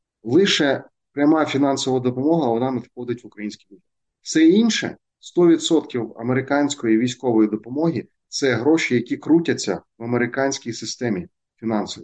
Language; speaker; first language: Ukrainian; native; Ukrainian